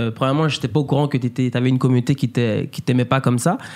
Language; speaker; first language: French; native; French